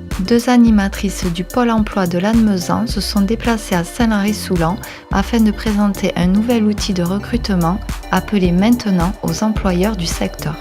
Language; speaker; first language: French; native; French